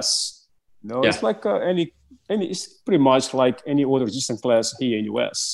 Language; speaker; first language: English; non-native, fluent; Portuguese